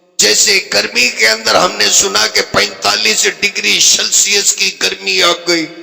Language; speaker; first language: Urdu; native; Urdu